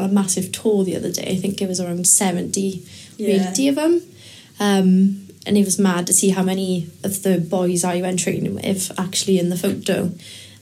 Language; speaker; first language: English; native; English